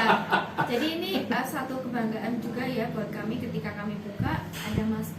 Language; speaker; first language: Indonesian; native; Indonesian